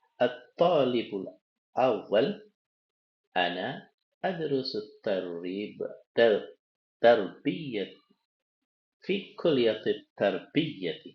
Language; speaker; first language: Arabic; non-native, fluent; Indonesian